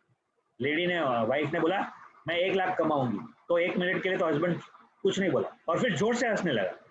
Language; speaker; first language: Hindi; native; Hindi